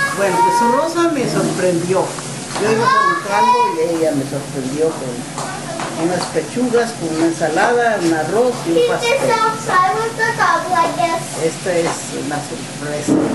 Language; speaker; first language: Spanish; native; Spanish